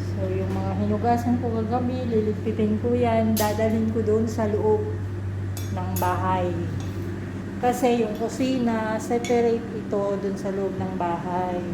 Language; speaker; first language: Filipino; non-native, local second language; Cebuano